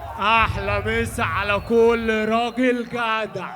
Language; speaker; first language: Arabic; native; Arabic